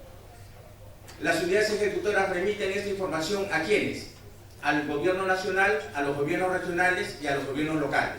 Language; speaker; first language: Spanish; native; Spanish